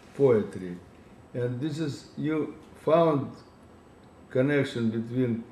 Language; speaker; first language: English; non-native, learner; Russian